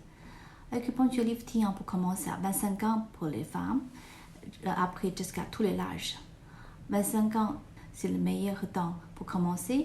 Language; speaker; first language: French; non-native, learner; Chinese